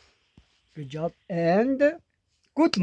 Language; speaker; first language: English; non-native, learner; Mongolian